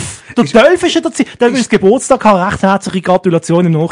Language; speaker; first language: German; native; German